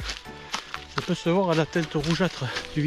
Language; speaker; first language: French; native; French